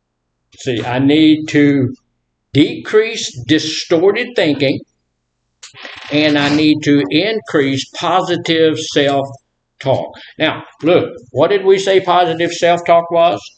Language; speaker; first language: English; native; English